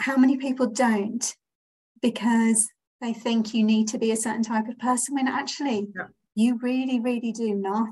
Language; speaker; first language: English; native; English